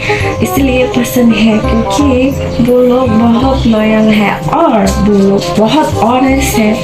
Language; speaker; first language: Hindi; non-native, local second language; Kok Borok